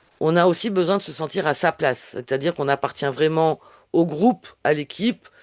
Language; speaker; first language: French; native; French